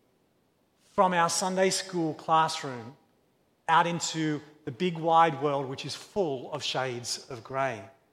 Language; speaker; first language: English; native; English